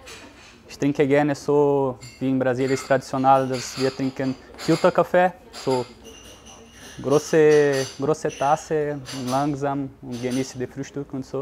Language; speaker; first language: German; non-native, learner; Portuguese